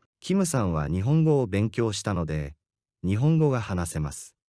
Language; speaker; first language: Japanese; non-native, fluent; Korean